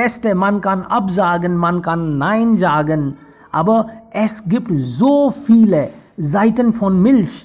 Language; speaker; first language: German; non-native, fluent; Hindi